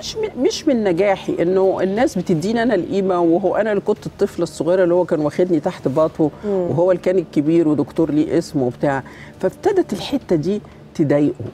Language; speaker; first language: Arabic; native; Arabic